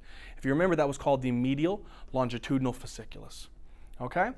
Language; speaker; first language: English; native; English